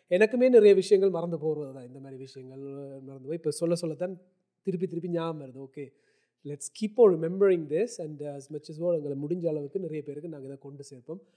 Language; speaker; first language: Tamil; early bilingual, heritage; Tamil